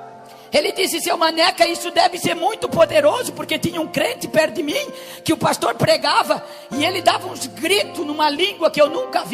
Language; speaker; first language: Portuguese; native; Portuguese